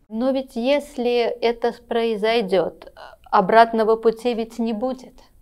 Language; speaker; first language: Russian; non-native, local second language; Armenian